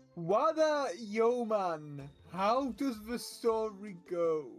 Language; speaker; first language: English; native; English